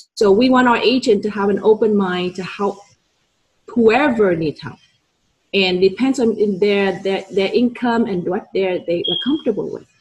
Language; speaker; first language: English; non-native, fluent; Vietnamese